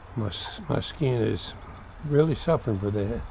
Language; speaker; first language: English; native; English